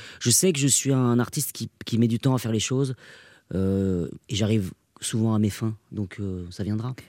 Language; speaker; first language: French; non-native, local second language; Basque